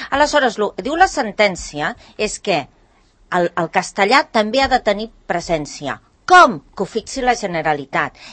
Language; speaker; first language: Catalan; native; Catalan